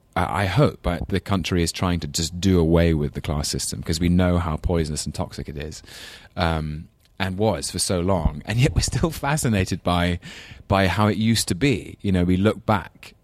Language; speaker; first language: English; native; English